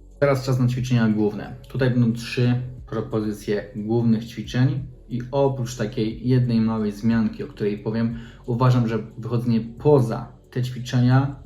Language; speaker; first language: Polish; native; Polish